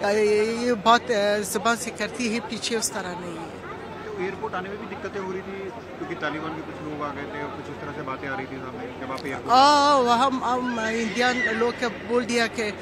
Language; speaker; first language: Hindi; non-native, learner; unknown